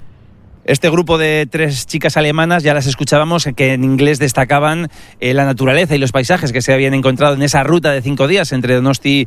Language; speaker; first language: Spanish; native; Spanish